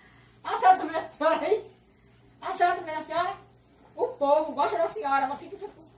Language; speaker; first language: Portuguese; native; Portuguese